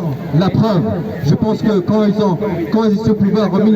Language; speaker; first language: French; non-native, fluent; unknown